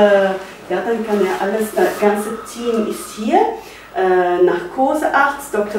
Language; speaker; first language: German; non-native, learner; Dutch